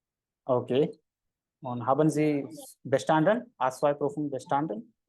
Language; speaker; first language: German; non-native, fluent; Hindi